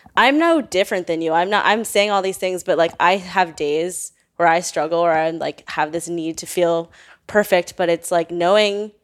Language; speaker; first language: English; native; English